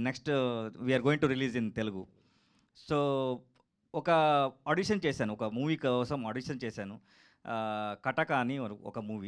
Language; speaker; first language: Telugu; non-native, learner; Kannada